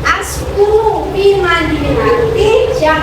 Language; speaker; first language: Arabic; non-native, fluent; Indonesian